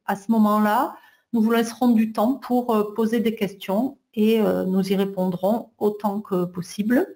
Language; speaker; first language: French; native; French